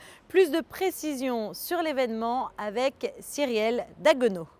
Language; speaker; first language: French; native; French